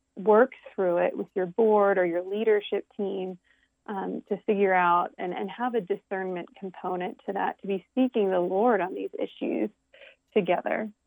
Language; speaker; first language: English; native; English